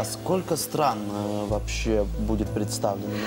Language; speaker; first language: Russian; native; Russian